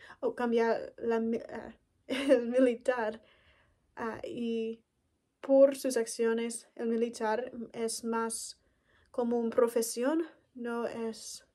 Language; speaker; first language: Spanish; non-native, learner; English